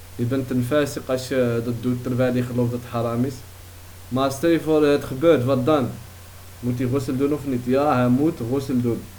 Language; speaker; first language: Dutch; early bilingual, other home language; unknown